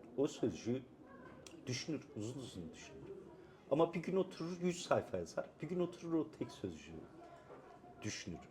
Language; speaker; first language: Turkish; non-native, local second language; Kurdish